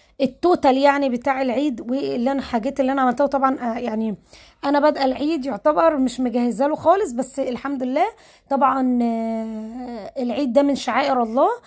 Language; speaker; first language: Arabic; native; Arabic